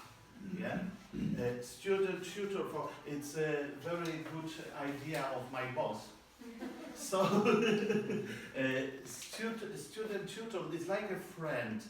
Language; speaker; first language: English; non-native, learner; Polish